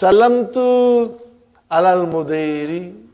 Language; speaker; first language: Arabic; non-native, fluent; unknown